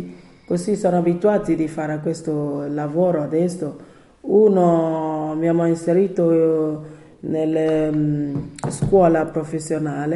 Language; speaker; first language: Italian; non-native, learner; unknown